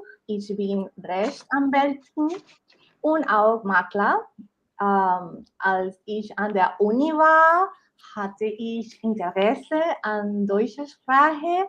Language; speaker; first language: German; non-native, learner; Spanish